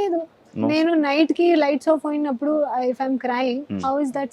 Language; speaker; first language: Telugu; non-native, local second language; Hindi